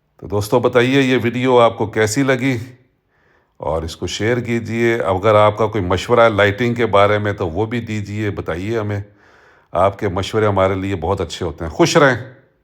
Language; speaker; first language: Urdu; non-native, local second language; Punjabi